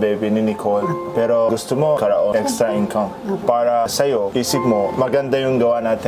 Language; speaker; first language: Filipino; non-native, learner; Arabic